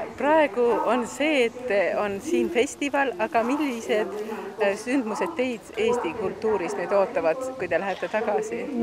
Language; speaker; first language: Estonian; native; Estonian